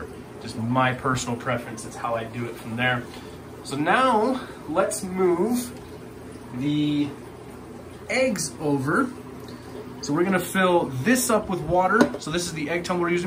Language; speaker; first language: English; native; English